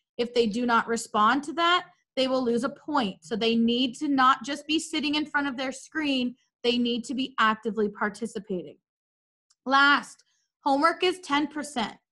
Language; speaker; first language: English; native; English